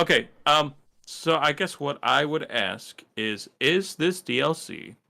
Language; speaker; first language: English; native; English